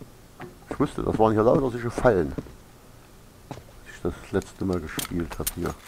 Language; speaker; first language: German; native; German